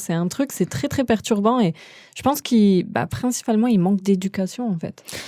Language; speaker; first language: French; native; French